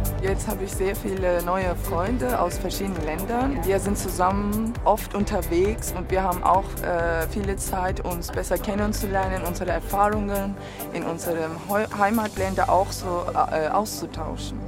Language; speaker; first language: German; non-native, fluent; Turkish